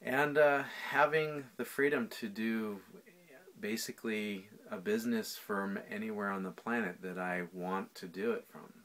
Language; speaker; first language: English; native; English